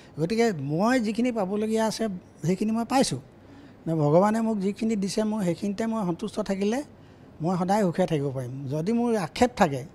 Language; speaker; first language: Assamese; native; Assamese